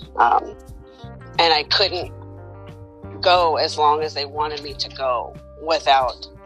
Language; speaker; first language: English; native; English